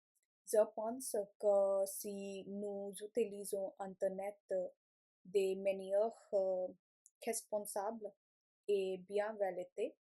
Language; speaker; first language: French; non-native, learner; Punjabi